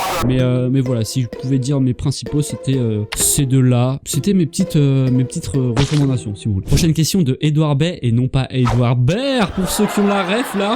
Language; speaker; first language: French; native; French